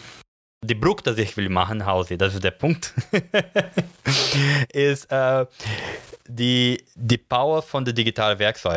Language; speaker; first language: German; non-native, learner; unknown